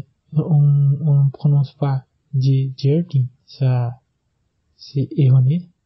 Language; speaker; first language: French; non-native, fluent; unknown